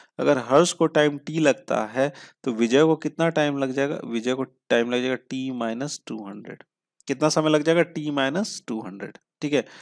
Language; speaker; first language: Hindi; native; Hindi